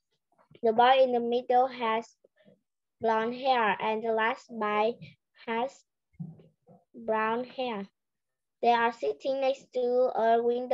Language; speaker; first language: English; non-native, learner; Vietnamese